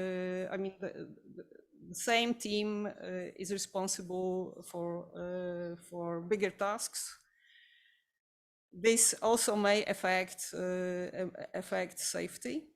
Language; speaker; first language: English; non-native, fluent; Polish